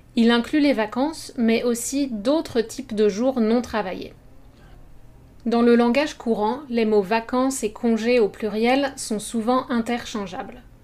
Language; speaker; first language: French; native; French